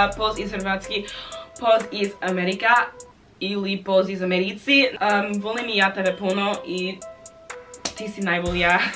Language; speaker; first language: Bosnian; non-native, learner; English